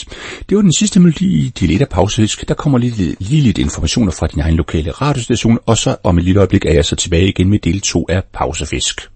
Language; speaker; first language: Danish; native; Danish